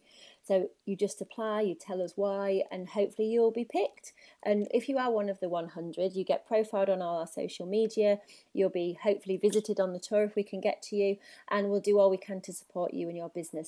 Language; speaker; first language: English; native; English